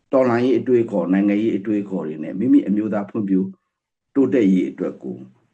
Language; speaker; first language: Burmese; non-native, local second language; Pa'o Karen